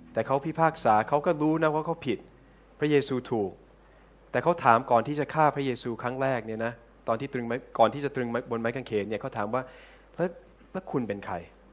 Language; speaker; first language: Thai; non-native, fluent; English